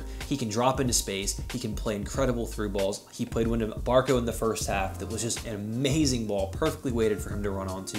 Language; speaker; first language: English; native; English